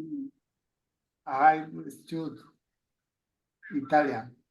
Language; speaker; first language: English; non-native, learner; Spanish